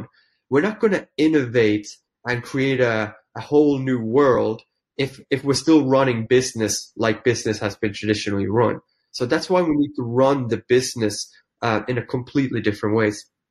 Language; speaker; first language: English; non-native, fluent; Finnish